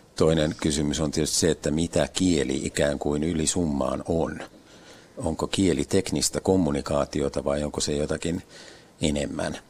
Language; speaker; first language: Finnish; native; Finnish